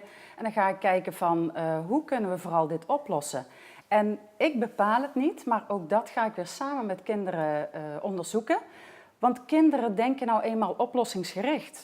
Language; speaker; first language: Dutch; native; Dutch